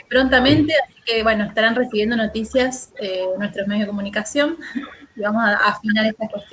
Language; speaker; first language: Spanish; native; Spanish